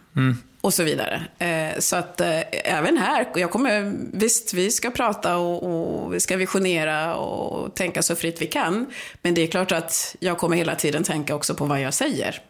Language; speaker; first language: Swedish; early bilingual, other home language; Swahili